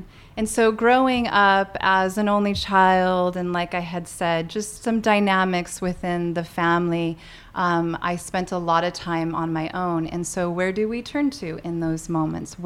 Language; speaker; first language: English; native; English